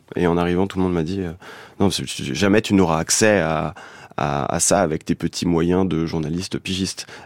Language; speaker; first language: French; native; French